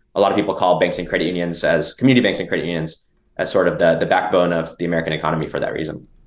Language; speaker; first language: English; native; English